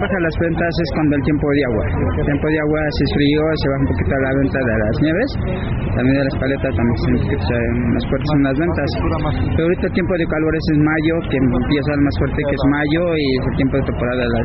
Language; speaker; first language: Spanish; non-native, local second language; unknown